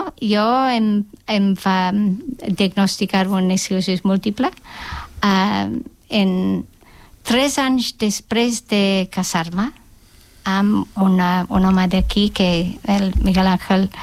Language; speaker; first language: Catalan; non-native, fluent; English